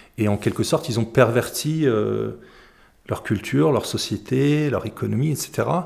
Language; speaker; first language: French; early bilingual, other home language; Arabic